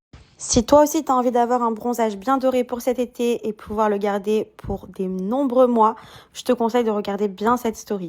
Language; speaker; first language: French; native; French